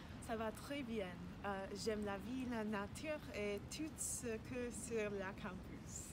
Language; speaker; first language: French; non-native, learner; English